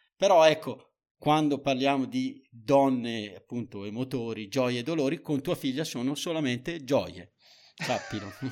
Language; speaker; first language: Italian; native; Italian